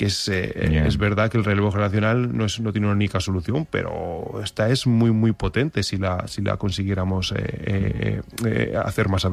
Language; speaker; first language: Spanish; native; Spanish